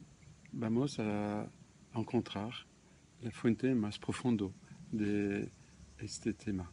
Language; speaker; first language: Spanish; non-native, fluent; French